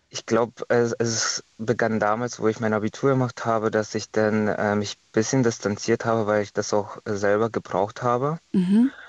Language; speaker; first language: German; non-native, fluent; Estonian